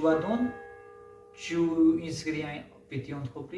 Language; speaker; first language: French; non-native, learner; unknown